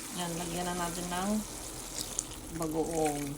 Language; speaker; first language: Filipino; native; Filipino